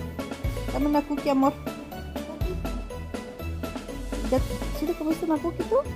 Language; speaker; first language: Spanish; native; Spanish